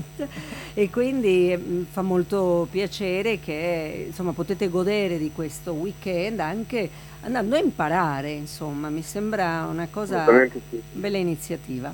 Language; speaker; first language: Italian; native; Italian